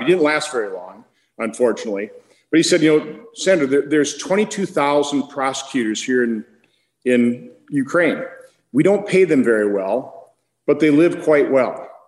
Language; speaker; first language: English; native; English